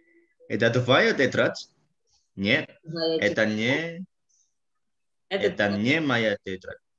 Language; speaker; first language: Russian; non-native, learner; Indonesian